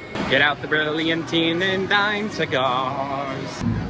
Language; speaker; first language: English; native; English